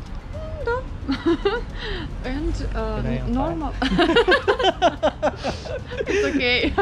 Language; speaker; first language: English; non-native, learner; Russian